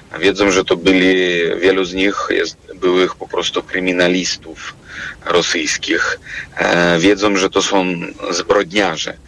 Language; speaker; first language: Polish; non-native, fluent; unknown